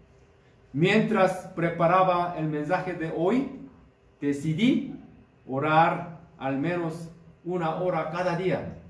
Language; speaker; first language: Spanish; non-native, fluent; Korean